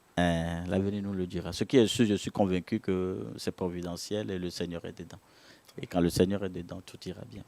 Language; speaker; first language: French; non-native, local second language; Ewe